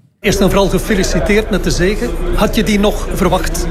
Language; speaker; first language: Dutch; native; Dutch